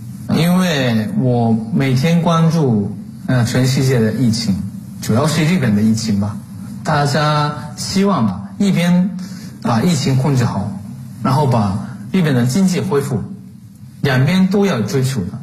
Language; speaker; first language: Chinese; non-native, fluent; Japanese